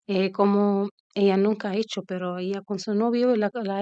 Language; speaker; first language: Spanish; non-native, learner; Arabic